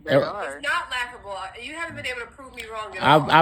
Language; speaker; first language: English; native; English